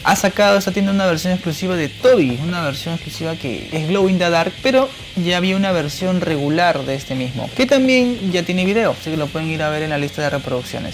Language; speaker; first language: Spanish; native; Spanish